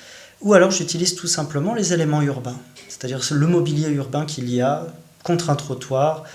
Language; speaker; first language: French; native; French